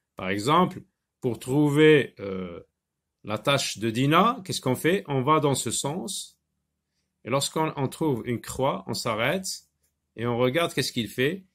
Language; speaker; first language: French; non-native, local second language; Arabic